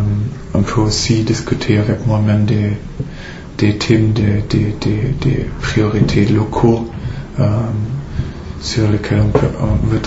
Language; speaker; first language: French; non-native, fluent; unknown